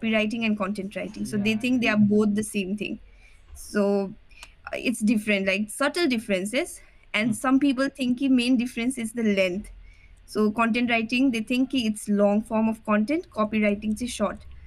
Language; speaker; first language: English; non-native, local second language; Nepali